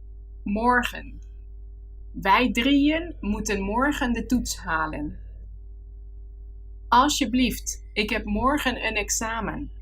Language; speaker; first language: Dutch; non-native, fluent; Spanish